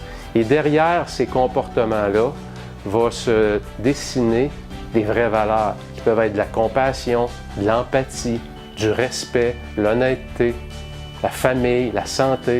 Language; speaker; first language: French; native; French